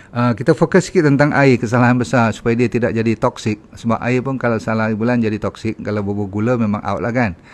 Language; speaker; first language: Malay; native; Malay